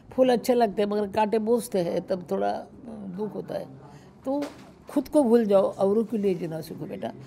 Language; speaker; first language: Hindi; non-native, local second language; Marathi